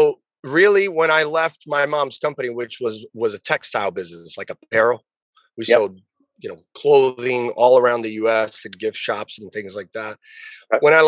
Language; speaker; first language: English; early bilingual, other home language; Portuguese